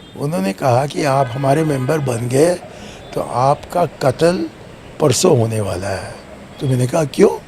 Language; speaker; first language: Hindi; non-native, local second language; Tamil